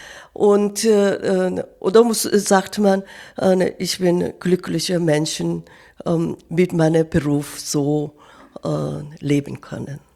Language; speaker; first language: German; non-native, fluent; Korean